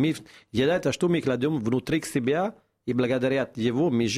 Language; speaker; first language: Russian; non-native, fluent; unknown